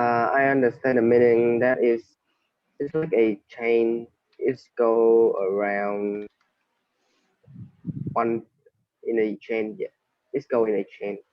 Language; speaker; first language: English; non-native, learner; Vietnamese